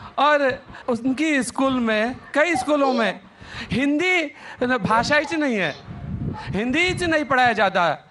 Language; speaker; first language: Hindi; native; Hindi